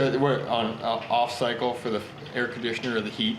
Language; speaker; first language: English; native; English